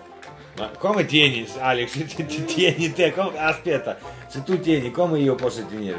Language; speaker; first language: Italian; non-native, fluent; Russian